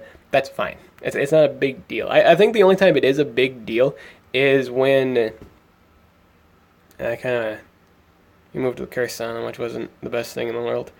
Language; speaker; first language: English; native; English